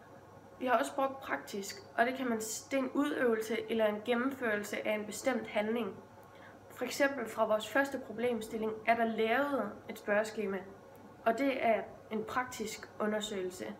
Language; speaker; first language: Danish; native; Danish